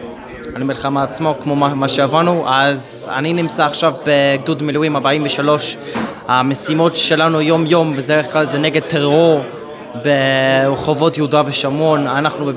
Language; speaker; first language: Hebrew; non-native, fluent; English